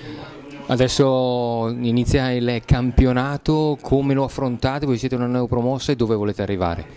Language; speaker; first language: Italian; native; Italian